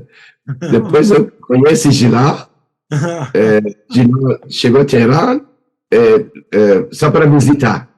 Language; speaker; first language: Portuguese; non-native, learner; Persian